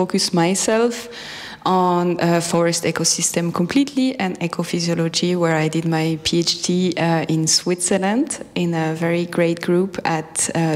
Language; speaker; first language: English; non-native, fluent; French